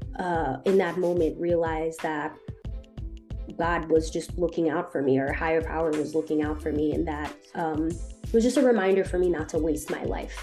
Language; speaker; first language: English; non-native, fluent; Haitian Creole